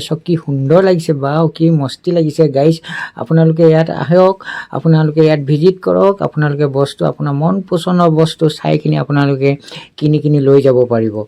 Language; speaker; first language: Assamese; native; Assamese